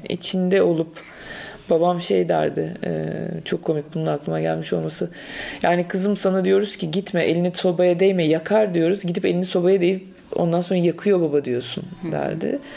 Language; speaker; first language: Turkish; native; Turkish